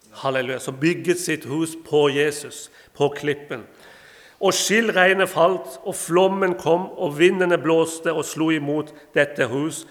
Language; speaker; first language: Norwegian; non-native, fluent; Persian